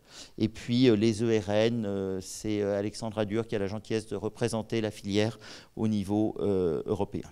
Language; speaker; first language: French; native; French